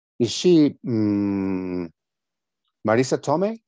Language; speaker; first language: English; non-native, learner; Spanish